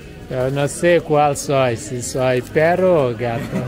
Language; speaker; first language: Spanish; non-native, learner; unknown